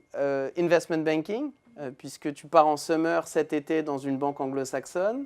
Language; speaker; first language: French; native; French